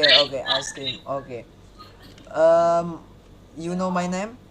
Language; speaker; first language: English; non-native, learner; Hakka Chinese